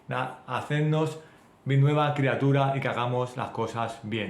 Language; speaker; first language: Spanish; native; Spanish